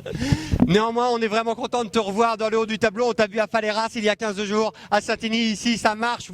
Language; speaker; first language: French; native; French